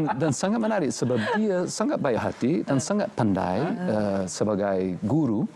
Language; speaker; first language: Malay; non-native, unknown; English